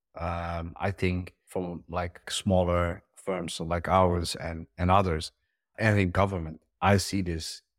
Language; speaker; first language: English; early bilingual, heritage; Dutch